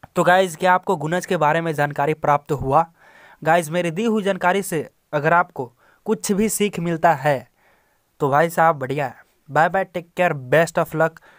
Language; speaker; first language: Hindi; native; Hindi